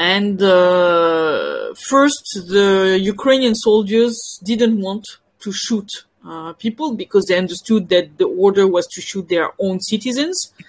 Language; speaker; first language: English; non-native, fluent; French